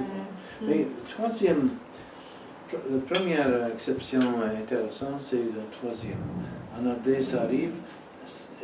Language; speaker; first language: French; non-native, fluent; English